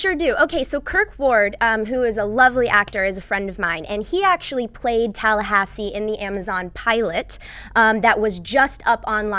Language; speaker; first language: English; native; English